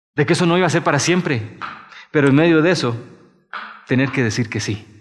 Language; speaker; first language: Spanish; native; Spanish